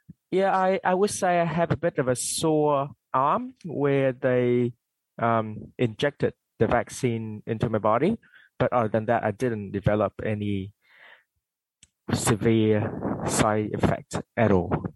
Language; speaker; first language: English; non-native, fluent; Vietnamese